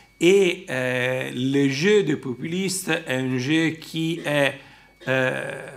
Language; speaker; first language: French; non-native, fluent; Italian